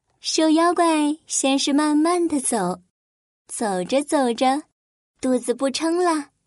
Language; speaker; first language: Chinese; native; Chinese